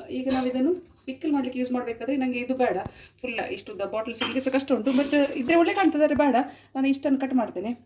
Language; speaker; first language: Kannada; non-native, local second language; Konkani